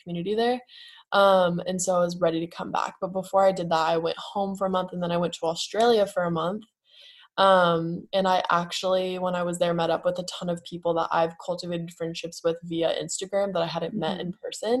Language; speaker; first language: English; native; English